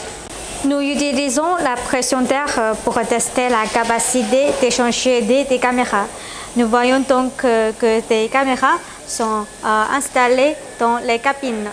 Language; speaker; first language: French; non-native, learner; Chinese